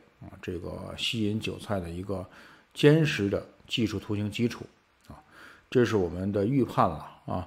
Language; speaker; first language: Chinese; native; Chinese